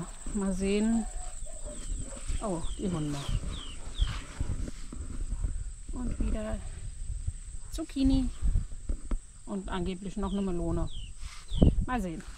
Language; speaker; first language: German; native; German